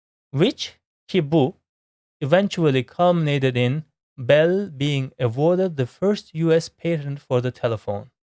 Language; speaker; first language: English; non-native, fluent; Turkish